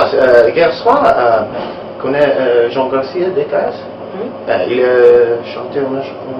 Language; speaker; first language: French; non-native, learner; Italian